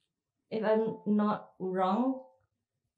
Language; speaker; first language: English; non-native, fluent; Indonesian